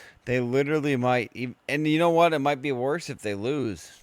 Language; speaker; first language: English; native; English